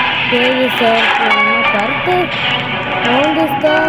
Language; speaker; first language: Spanish; native; Spanish